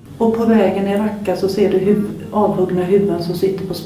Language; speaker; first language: Swedish; native; Swedish